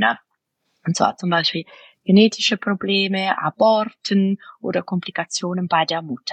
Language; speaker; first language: German; non-native, fluent; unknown